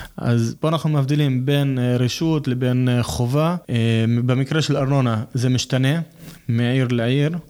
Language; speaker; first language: Hebrew; non-native, local second language; Arabic